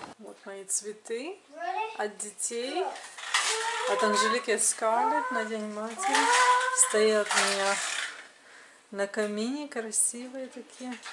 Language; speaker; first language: Russian; native; Russian